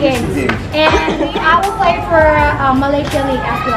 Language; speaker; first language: English; non-native, learner; Thai